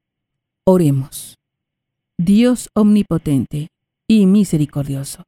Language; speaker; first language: Spanish; native; Spanish